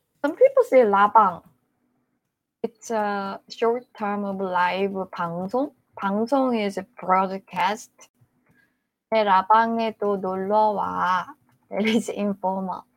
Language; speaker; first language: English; non-native, fluent; Korean